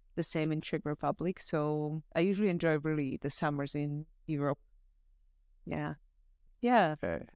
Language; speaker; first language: English; non-native, fluent; Slovak